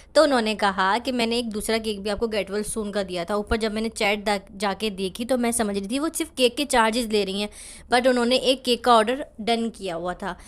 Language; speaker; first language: Urdu; native; Urdu